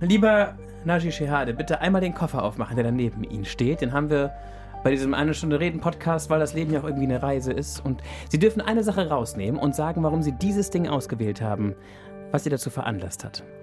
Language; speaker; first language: German; native; German